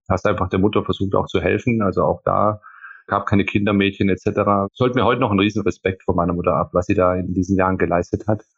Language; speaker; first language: German; early bilingual, other home language; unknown